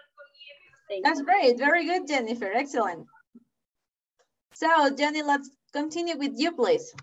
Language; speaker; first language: English; non-native, fluent; Spanish